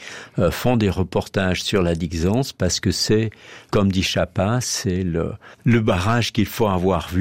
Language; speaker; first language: French; native; French